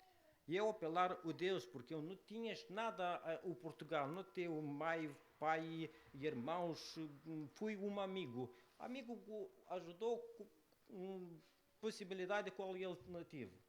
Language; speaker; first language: Portuguese; non-native, learner; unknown